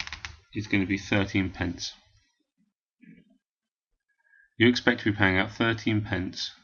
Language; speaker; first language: English; native; English